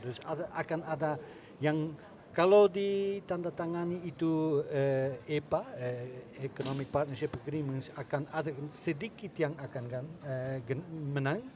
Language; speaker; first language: Indonesian; non-native, fluent; Dutch